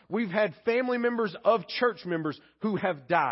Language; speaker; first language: English; native; English